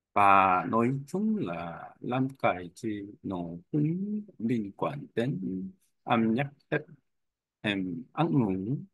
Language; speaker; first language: Vietnamese; non-native, learner; Korean